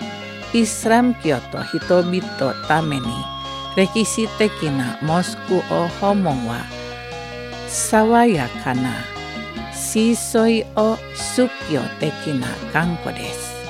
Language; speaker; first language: Japanese; non-native, learner; Indonesian